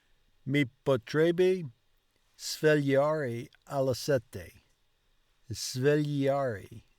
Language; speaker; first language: Italian; non-native, learner; English